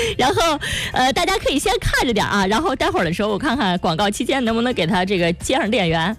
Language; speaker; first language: Chinese; native; Chinese